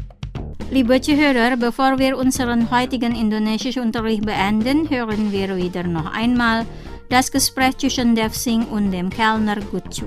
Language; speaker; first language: German; non-native, fluent; Indonesian